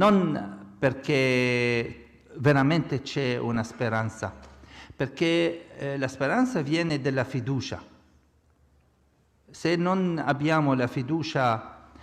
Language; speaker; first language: Italian; non-native, fluent; Arabic